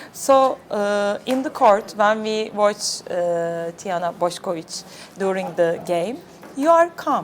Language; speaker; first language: English; non-native, fluent; Turkish